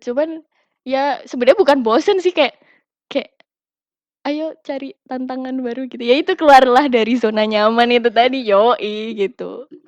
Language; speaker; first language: Indonesian; native; Indonesian